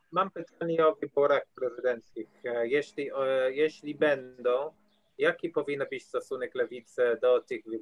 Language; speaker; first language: Polish; non-native, learner; English